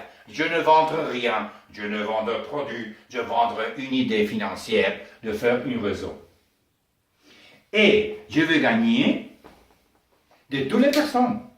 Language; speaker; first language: French; non-native, learner; Spanish